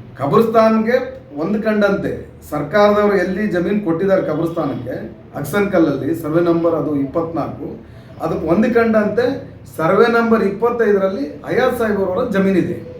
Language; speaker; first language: Kannada; non-native, local second language; Urdu